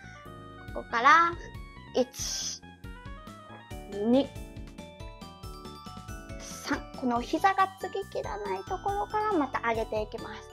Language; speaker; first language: Japanese; native; Japanese